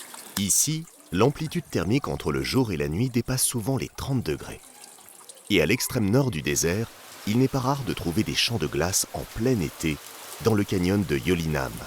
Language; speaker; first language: French; native; French